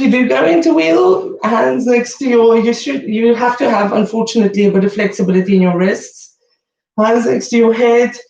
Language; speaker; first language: English; native; English